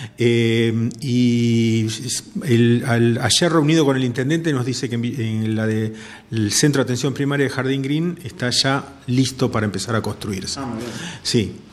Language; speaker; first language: Spanish; native; Spanish